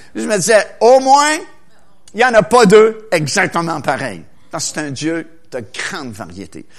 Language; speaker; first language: French; native; French